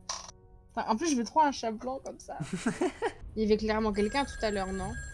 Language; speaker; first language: French; native; French